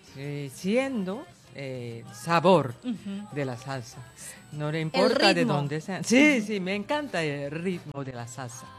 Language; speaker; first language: Spanish; non-native, learner; Japanese